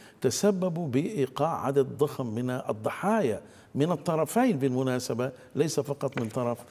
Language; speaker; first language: Arabic; native; Arabic